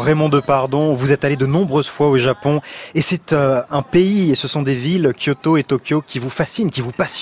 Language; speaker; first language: French; native; French